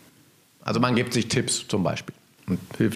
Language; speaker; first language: German; native; German